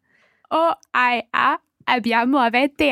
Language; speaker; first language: Italian; non-native, learner; English